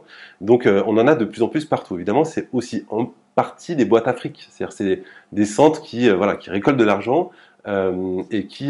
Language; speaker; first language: French; native; French